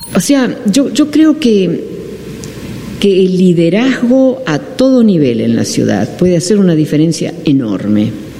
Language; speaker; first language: Spanish; non-native, fluent; Dutch